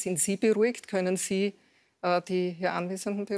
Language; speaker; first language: German; native; German